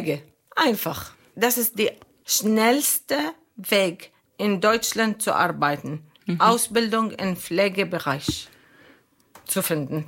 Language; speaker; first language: German; non-native, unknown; Arabic